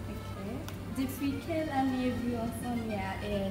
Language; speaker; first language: French; non-native, learner; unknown